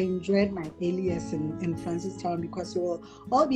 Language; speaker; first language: English; non-native, local second language; Tswana